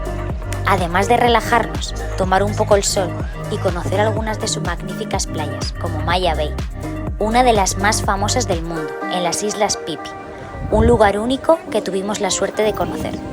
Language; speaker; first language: Spanish; native; Spanish